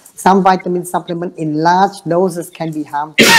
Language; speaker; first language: English; non-native, learner; Khmer